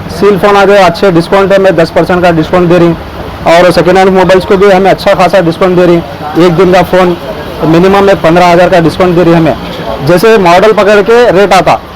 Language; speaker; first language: Urdu; native; Urdu